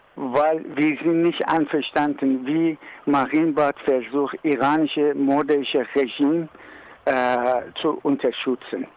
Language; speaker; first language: German; non-native, learner; Persian